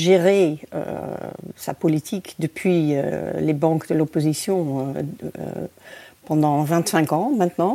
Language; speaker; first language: French; non-native, fluent; Dutch